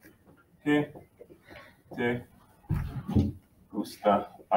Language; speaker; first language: Spanish; non-native, fluent; English